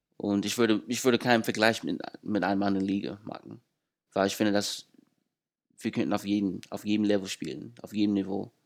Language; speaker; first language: German; non-native, fluent; English